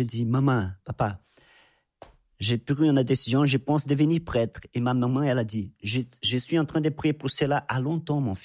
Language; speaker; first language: French; non-native, fluent; Portuguese